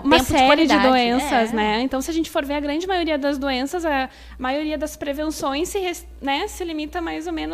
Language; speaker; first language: Portuguese; native; Portuguese